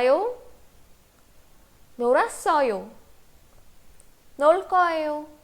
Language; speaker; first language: Korean; non-native, fluent; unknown